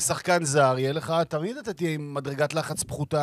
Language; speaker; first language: Hebrew; native; Hebrew